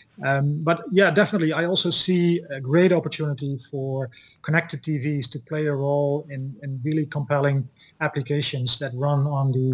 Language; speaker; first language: English; non-native, fluent; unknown